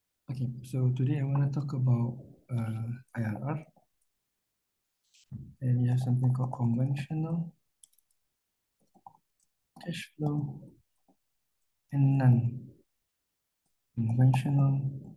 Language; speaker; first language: English; non-native, local second language; Malay